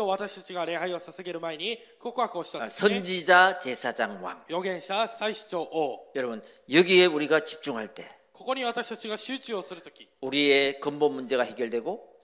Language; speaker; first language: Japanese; non-native, fluent; Korean